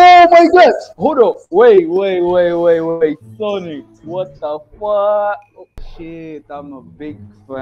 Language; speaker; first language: English; non-native, fluent; Portuguese